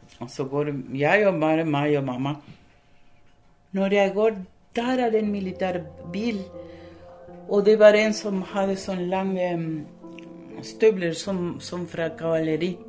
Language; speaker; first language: Norwegian; early bilingual, other home language; Spanish